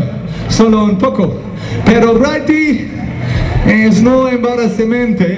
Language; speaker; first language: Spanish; non-native, learner; German